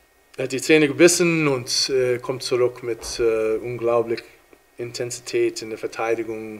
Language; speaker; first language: German; non-native, fluent; English